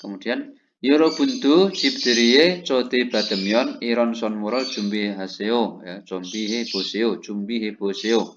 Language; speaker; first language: Korean; non-native, fluent; Indonesian